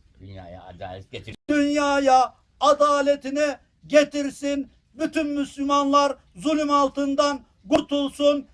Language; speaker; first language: Turkish; non-native, fluent; Uyghur